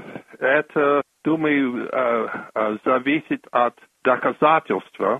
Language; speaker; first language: Russian; non-native, fluent; English